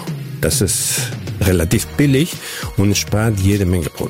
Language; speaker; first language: German; non-native, fluent; Spanish